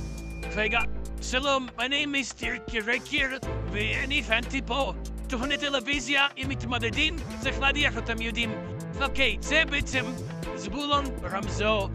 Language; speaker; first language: Hebrew; native; Hebrew